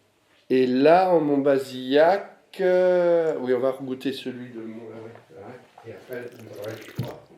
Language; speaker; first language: French; native; French